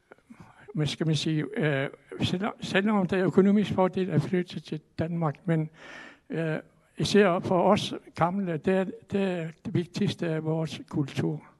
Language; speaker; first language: Danish; non-native, local second language; Kalaallisut